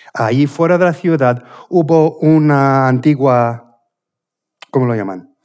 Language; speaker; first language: Spanish; non-native, fluent; English